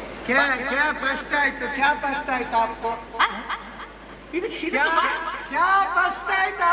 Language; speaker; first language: Hindi; non-native, local second language; Kannada